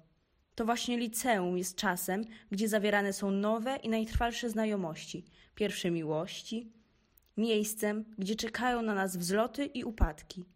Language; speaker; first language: Polish; native; Polish